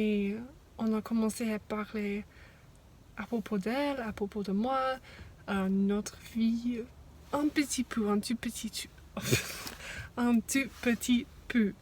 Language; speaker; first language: French; non-native, fluent; English